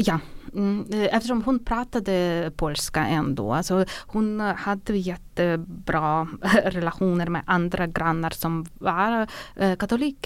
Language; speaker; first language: Swedish; non-native, fluent; Ukrainian